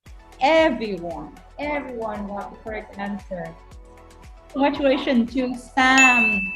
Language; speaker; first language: English; non-native, fluent; Vietnamese